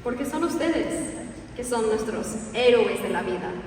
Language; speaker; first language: Spanish; early bilingual, heritage; Spanish